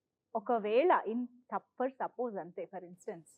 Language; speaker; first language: Telugu; native; Telugu